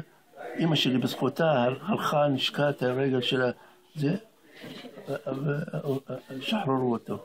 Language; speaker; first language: Hebrew; non-native, fluent; Arabic